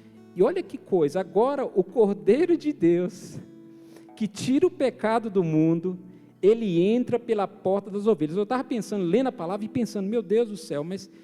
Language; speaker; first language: Portuguese; native; Portuguese